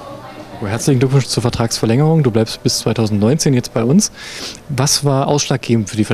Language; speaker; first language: German; native; German